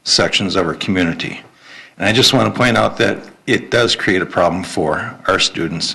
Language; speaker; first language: English; native; English